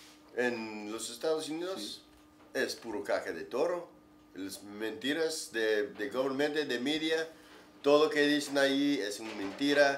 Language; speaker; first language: Spanish; non-native, learner; English